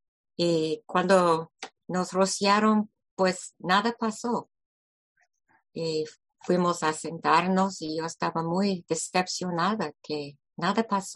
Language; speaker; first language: Spanish; non-native, fluent; English